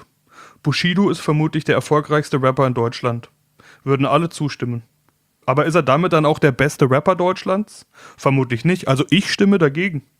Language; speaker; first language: German; native; German